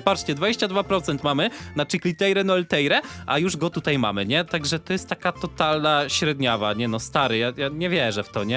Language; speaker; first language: Polish; native; Polish